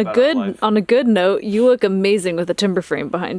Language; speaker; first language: English; native; English